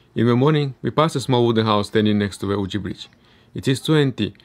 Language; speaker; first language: English; early bilingual, other home language; Estonian